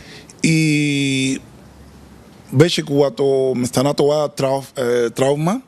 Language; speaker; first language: Bulgarian; non-native, learner; Spanish